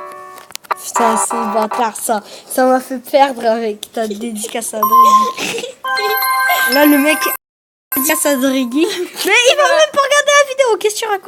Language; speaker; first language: French; native; French